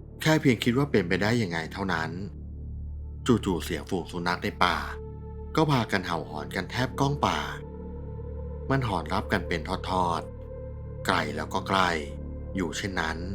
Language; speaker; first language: Thai; native; Thai